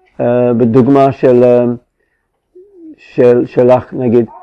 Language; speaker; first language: Hebrew; non-native, fluent; English